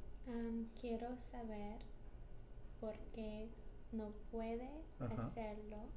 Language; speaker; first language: Spanish; non-native, learner; English